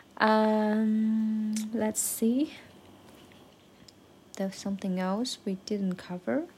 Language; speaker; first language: English; non-native, learner; Chinese